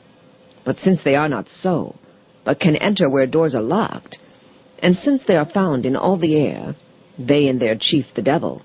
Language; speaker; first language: English; native; English